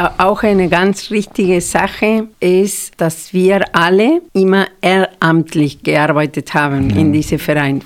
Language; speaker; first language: German; non-native, fluent; Spanish